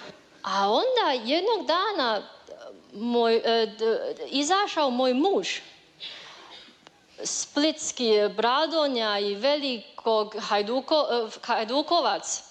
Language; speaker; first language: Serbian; non-native, learner; Chinese